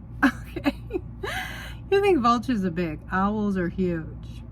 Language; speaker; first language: English; native; English